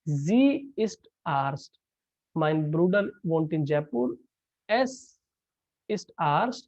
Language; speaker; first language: German; non-native, fluent; Hindi